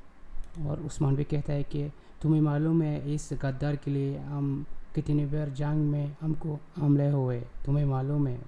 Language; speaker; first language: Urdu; non-native, local second language; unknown